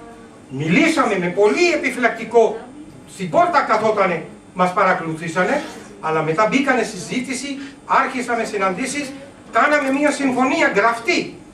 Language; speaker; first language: Greek; non-native, learner; Urdu